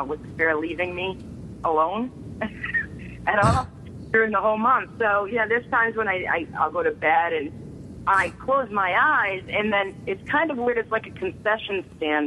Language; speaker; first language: English; native; English